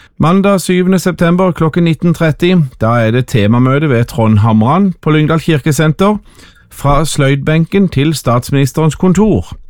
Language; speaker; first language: Norwegian; native; Norwegian